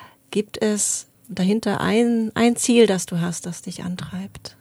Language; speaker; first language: German; native; German